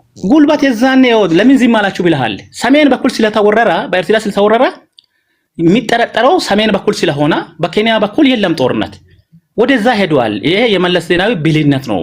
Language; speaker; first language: Amharic; non-native, local second language; Hadiyya